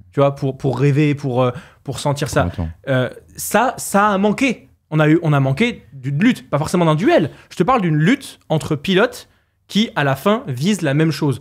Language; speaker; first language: French; native; French